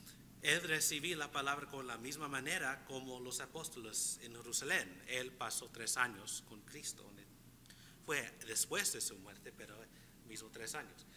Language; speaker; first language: Spanish; non-native, fluent; English